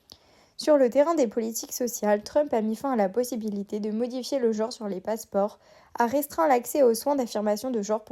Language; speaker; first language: French; native; French